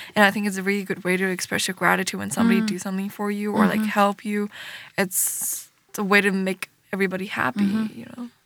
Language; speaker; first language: English; early bilingual, other home language; Chinese